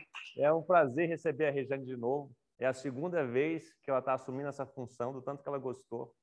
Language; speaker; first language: Portuguese; native; Portuguese